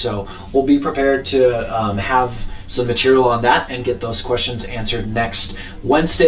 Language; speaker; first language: English; native; English